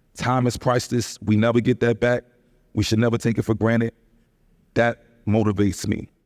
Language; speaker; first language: English; native; English